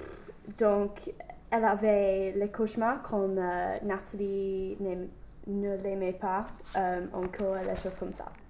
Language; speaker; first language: French; non-native, learner; English